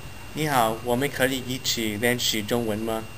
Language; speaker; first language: Chinese; non-native, learner; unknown